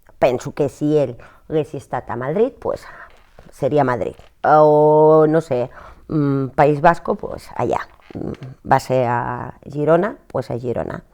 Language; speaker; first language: Catalan; non-native, fluent; Spanish